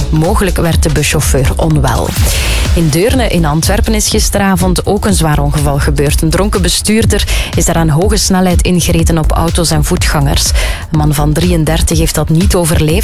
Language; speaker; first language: Dutch; native; Dutch